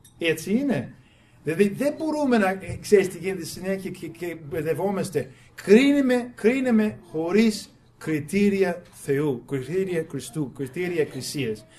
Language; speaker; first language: Greek; non-native, fluent; English